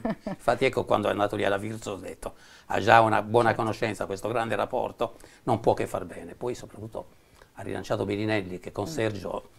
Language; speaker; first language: Italian; native; Italian